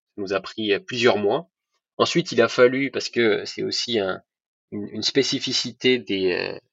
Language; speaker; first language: French; non-native, local second language; Arabic